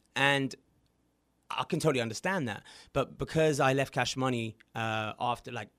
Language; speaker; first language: English; native; English